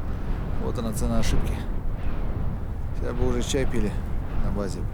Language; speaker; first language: Russian; native; Russian